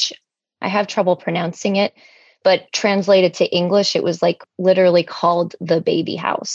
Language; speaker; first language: English; native; English